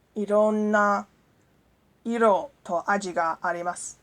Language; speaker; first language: Japanese; non-native, learner; English